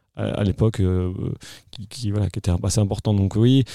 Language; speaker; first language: French; native; French